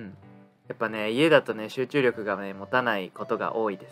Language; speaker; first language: Japanese; native; Japanese